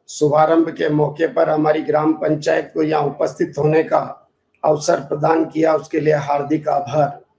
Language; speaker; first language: Hindi; native; Hindi